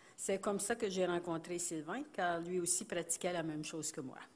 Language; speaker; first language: French; native; French